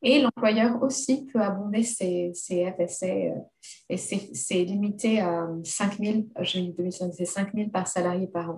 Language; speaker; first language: French; native; French